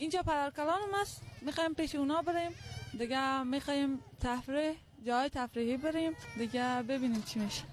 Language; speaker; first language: Persian; native; Persian